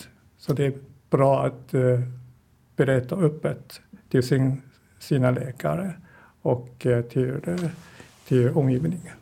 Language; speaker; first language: Swedish; non-native, fluent; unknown